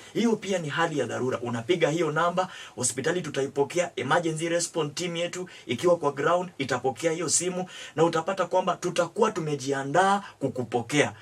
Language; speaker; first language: Swahili; non-native, local second language; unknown